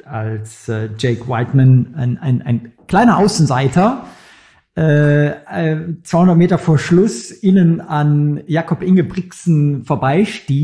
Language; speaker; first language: German; native; German